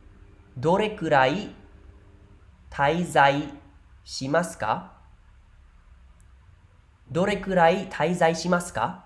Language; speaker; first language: Japanese; non-native, fluent; Khmer